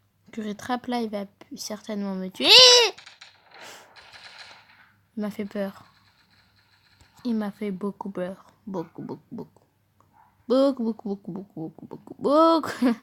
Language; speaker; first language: French; native; French